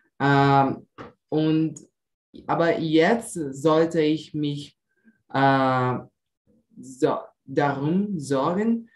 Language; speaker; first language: German; non-native, learner; Portuguese